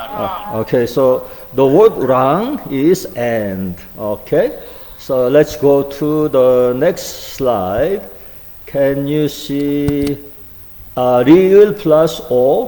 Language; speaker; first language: English; non-native, fluent; Korean